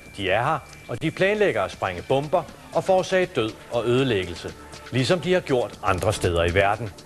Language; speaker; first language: Danish; native; Danish